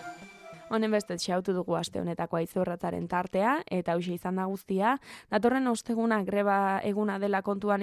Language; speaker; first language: Basque; native; Basque